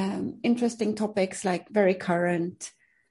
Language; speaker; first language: English; non-native, fluent; Swedish